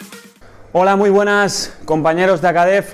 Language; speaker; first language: Spanish; native; Spanish